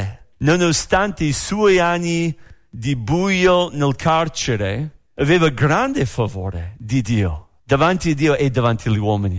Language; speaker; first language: Italian; non-native, fluent; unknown